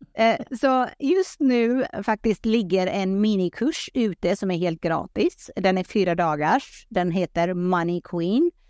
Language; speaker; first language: Swedish; early bilingual, other home language; Pashto